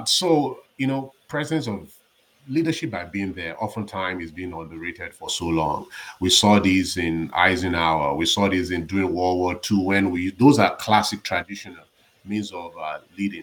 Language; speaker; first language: English; non-native, local second language; Yoruba